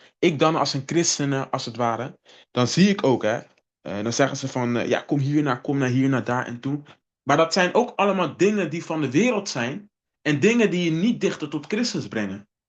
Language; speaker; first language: Dutch; non-native, local second language; Papiamento